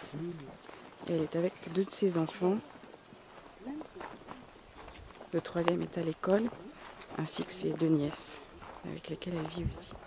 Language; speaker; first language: French; native; French